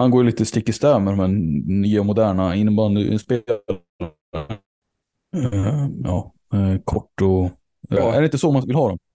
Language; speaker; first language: Swedish; native; Swedish